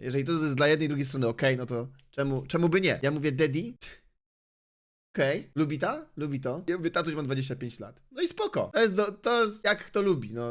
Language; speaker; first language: Polish; native; Polish